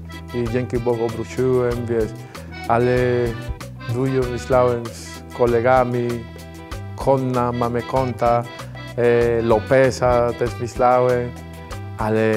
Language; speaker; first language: Polish; non-native, learner; Spanish